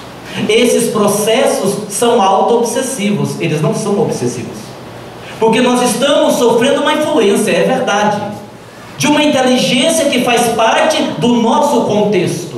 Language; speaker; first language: Portuguese; native; Portuguese